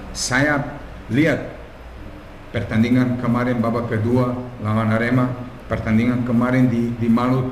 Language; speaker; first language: Indonesian; non-native, fluent; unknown